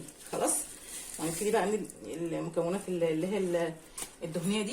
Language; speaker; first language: Arabic; native; Arabic